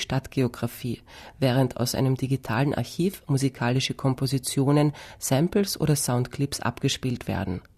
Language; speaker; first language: German; native; German